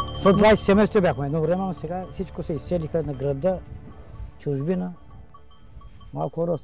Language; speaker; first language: Bulgarian; non-native, local second language; Turkish